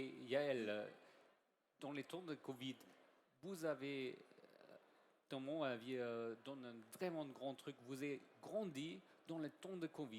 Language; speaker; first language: French; non-native, learner; German